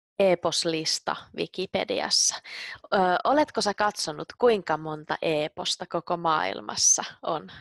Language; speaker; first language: Finnish; native; Finnish